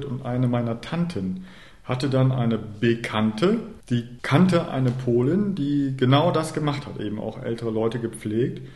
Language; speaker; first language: German; native; German